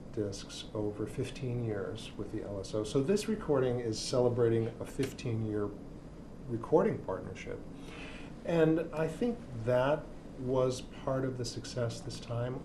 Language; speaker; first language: English; native; English